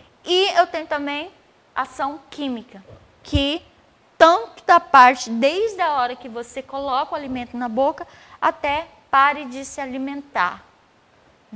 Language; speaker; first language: Portuguese; native; Portuguese